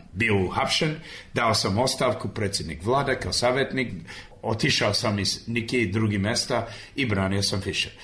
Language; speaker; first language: Serbian; early bilingual, other home language; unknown